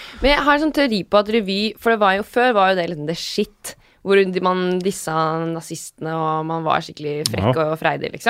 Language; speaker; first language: Norwegian; native; Norwegian